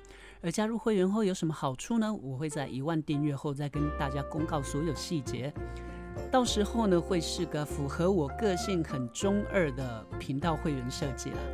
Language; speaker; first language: Chinese; native; Chinese